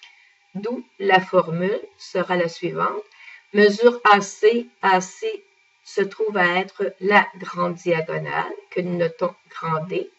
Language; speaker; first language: French; native; French